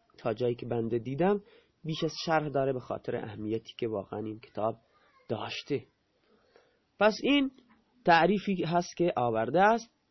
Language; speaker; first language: Persian; non-native, local second language; Baluchi